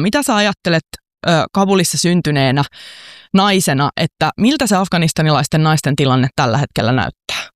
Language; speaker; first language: Finnish; native; Finnish